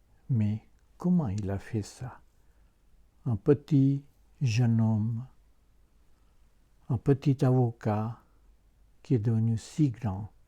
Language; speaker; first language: French; non-native, fluent; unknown